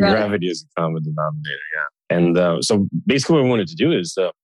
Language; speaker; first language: English; early bilingual, other home language; Russian